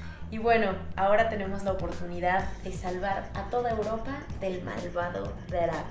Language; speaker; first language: Spanish; native; Spanish